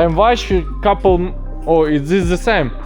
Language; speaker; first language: English; non-native, learner; Ukrainian